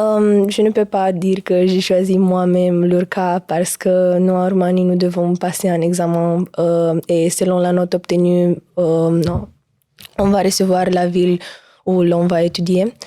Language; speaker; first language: French; non-native, learner; Romanian